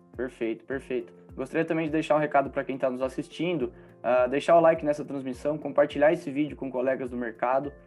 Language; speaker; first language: Portuguese; native; Portuguese